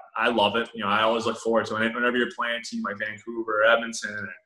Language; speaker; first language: English; native; English